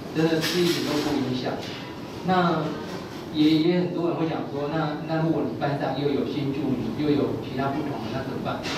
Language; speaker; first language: Chinese; native; Chinese